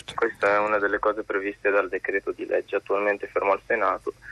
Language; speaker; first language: Italian; early bilingual, other home language; Arabic